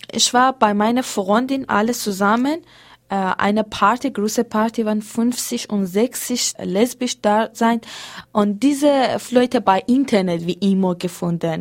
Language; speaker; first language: German; non-native, learner; Persian